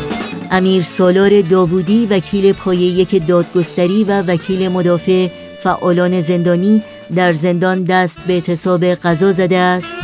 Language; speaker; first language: Persian; native; Persian